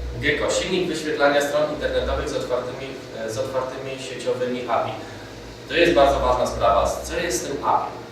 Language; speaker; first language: Polish; native; Polish